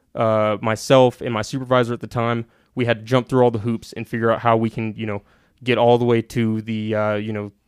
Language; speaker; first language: English; native; English